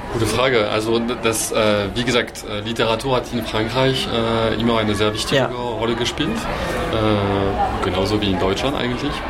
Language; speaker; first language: German; non-native, fluent; French